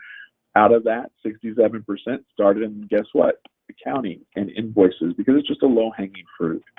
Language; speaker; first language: English; native; English